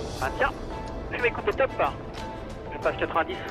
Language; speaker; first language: French; native; French